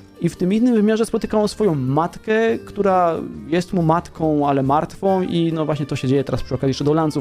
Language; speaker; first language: Polish; native; Polish